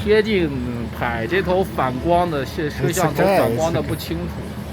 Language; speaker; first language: Chinese; native; Chinese